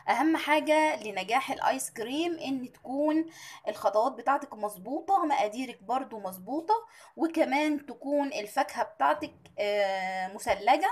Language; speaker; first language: Arabic; native; Arabic